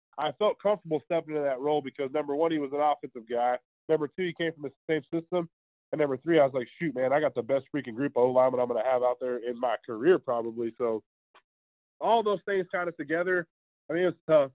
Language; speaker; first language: English; native; English